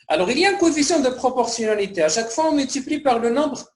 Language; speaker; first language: French; non-native, local second language; Arabic